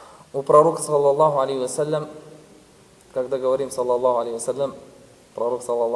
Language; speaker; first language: Russian; non-native, fluent; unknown